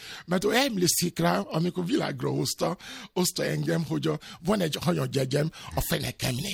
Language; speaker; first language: Hungarian; non-native, fluent; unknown